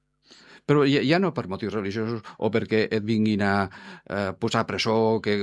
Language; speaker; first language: Catalan; non-native, fluent; Spanish